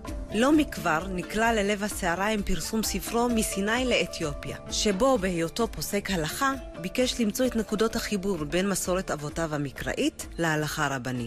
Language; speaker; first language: Hebrew; native; Hebrew